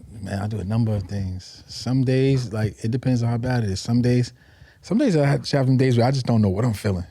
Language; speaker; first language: English; native; English